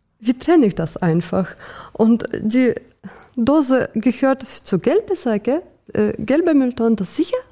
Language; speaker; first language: German; non-native, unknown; Russian